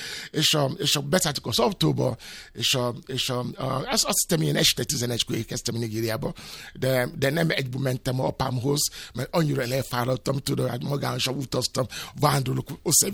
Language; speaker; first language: Hungarian; non-native, fluent; Yoruba